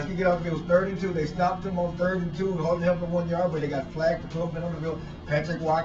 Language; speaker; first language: English; native; English